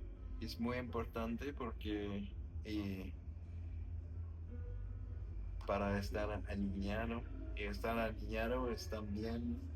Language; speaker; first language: Spanish; non-native, learner; French